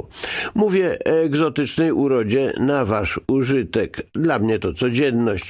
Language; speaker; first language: Polish; native; Polish